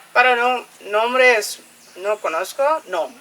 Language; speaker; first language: Spanish; non-native, learner; Tamil